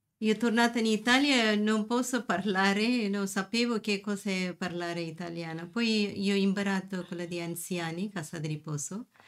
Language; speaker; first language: Italian; non-native, learner; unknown